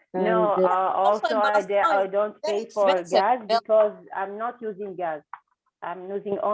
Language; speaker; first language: English; non-native, learner; Arabic